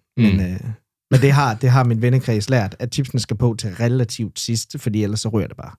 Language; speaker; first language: Danish; native; Danish